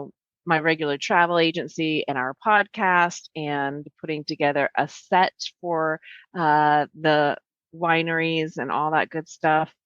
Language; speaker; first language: English; native; English